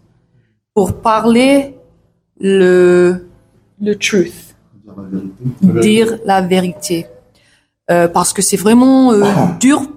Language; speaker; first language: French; non-native, learner; English